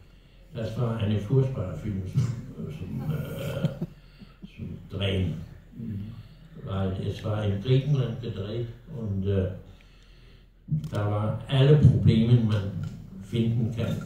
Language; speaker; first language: German; non-native, learner; Danish